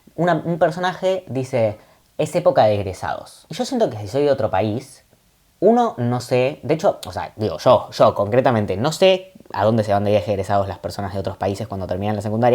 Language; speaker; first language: Spanish; native; Spanish